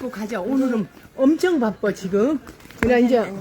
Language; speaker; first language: Korean; native; Korean